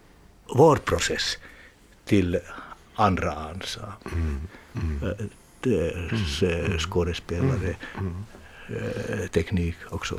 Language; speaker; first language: Swedish; non-native, learner; Finnish